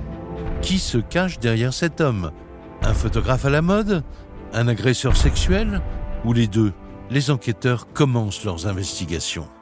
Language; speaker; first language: French; native; French